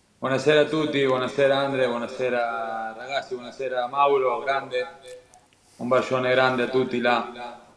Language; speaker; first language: Italian; non-native, fluent; Spanish